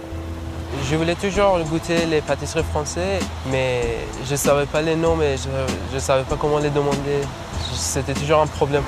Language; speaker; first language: French; non-native, learner; Persian